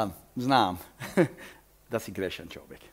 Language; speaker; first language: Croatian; early bilingual, heritage; Croatian